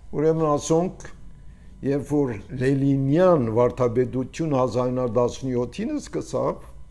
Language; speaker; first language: Armenian; early bilingual, heritage; Armenian